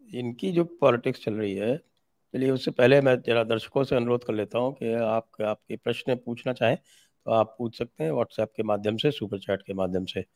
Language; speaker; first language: Hindi; native; Hindi